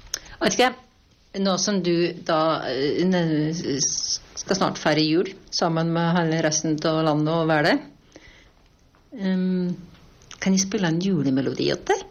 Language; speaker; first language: Norwegian; native; Norwegian